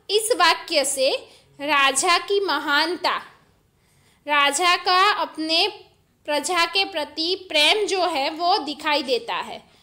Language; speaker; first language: Hindi; non-native, local second language; Gujarati